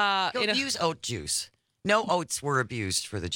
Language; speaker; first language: English; native; English